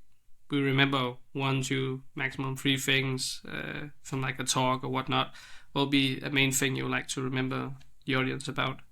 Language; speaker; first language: English; non-native, fluent; Danish